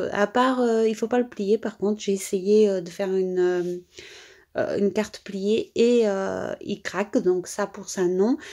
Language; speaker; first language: French; native; French